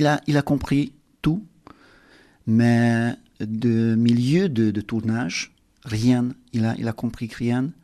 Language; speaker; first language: French; non-native, learner; Hungarian